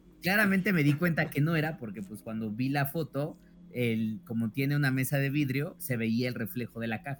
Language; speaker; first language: Spanish; native; Spanish